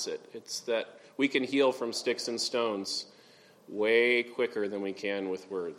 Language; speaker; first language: English; native; English